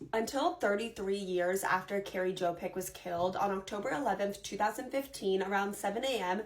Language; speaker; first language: English; native; English